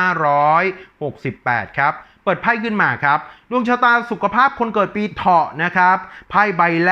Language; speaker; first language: Thai; native; Thai